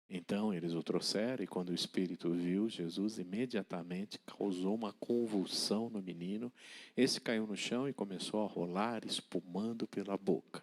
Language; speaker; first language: Portuguese; native; Portuguese